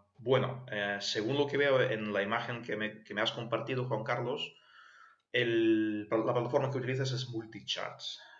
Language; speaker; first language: Spanish; non-native, fluent; Ukrainian